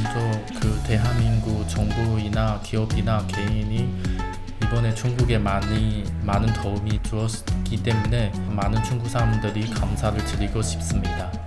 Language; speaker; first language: Korean; non-native, learner; Chinese